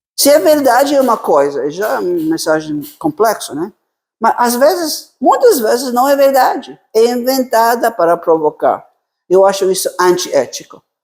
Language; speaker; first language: Portuguese; non-native, fluent; Italian